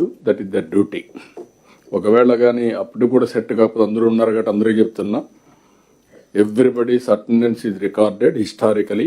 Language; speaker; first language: Telugu; native; Telugu